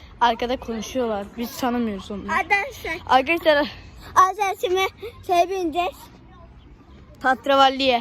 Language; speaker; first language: Turkish; native; Turkish